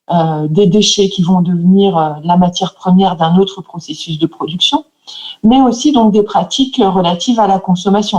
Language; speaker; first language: French; native; French